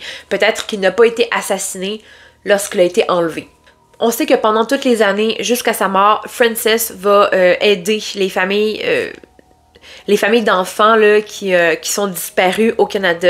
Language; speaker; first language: French; native; French